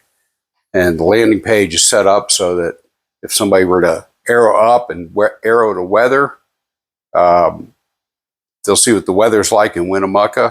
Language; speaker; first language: English; native; English